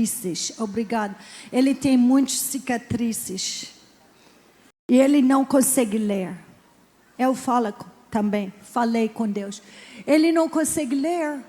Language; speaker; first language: Portuguese; non-native, learner; English